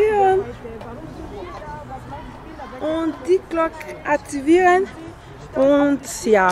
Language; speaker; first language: German; non-native, learner; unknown